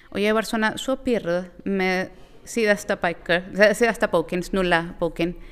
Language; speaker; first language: Icelandic; non-native, fluent; Lithuanian